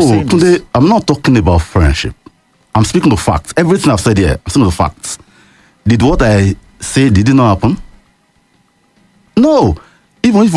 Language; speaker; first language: English; non-native, local second language; Yoruba